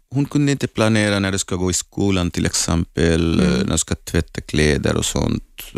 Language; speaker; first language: Swedish; non-native, learner; Arabic